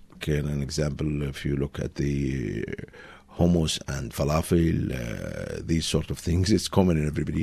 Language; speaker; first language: English; non-native, fluent; Arabic